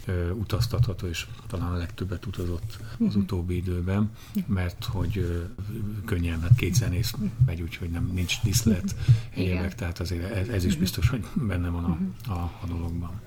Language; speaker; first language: Hungarian; native; Hungarian